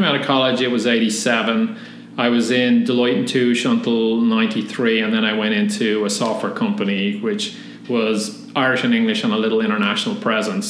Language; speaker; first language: English; native; English